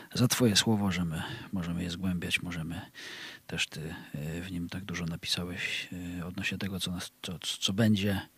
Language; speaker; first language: Polish; native; Polish